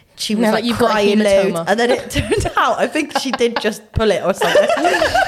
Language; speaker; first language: English; native; English